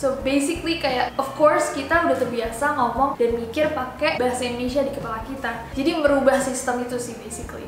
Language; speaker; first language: Indonesian; native; Indonesian